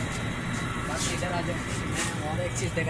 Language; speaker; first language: Hindi; non-native, learner; Bangla